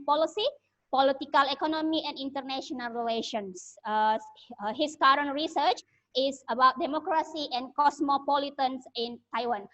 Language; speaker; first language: English; non-native, learner; Indonesian